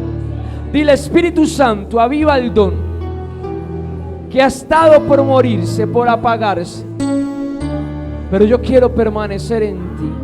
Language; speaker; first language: Spanish; native; Spanish